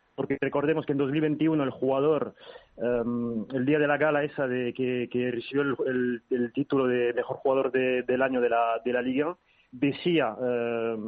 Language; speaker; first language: Spanish; early bilingual, heritage; French